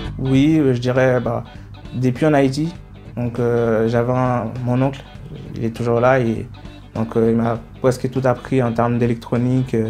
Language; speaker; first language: French; non-native, local second language; Haitian Creole